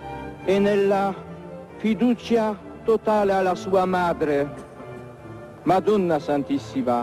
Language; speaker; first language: Italian; non-native, fluent; Polish